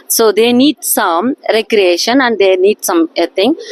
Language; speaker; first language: English; non-native, local second language; Tamil